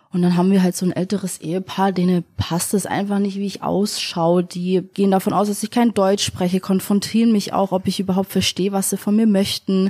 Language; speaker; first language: German; early bilingual, other home language; Turkish